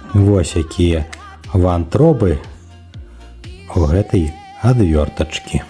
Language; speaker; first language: Belarusian; non-native, local second language; Russian